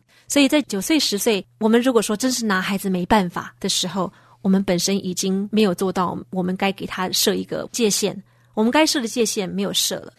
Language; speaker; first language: Chinese; native; Chinese